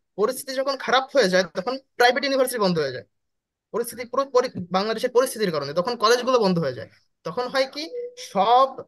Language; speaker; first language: Bangla; native; Bangla